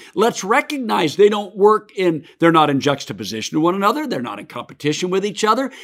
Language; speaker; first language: English; native; English